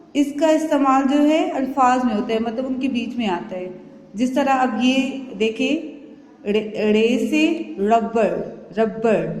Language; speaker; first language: Urdu; native; Urdu